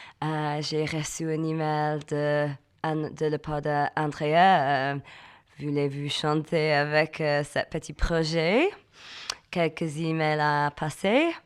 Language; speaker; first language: French; non-native, fluent; English